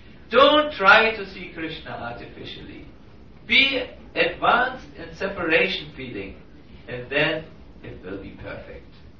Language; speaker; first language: English; non-native, fluent; German